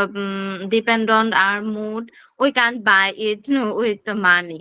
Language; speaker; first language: English; non-native, learner; Bangla